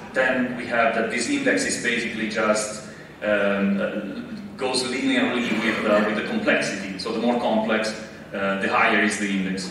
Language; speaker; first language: English; non-native, fluent; Italian